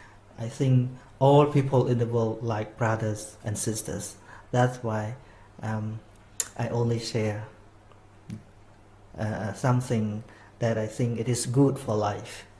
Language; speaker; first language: English; non-native, fluent; Khmer